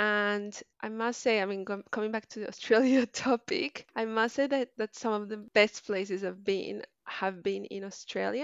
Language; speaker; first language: English; non-native, fluent; Spanish